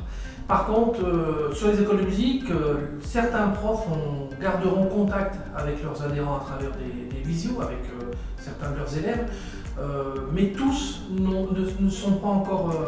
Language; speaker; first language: French; native; French